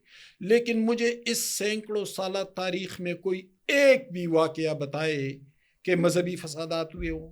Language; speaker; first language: Urdu; native; Urdu